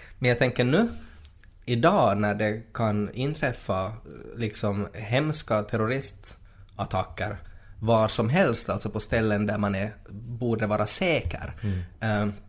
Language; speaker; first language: Swedish; native; Swedish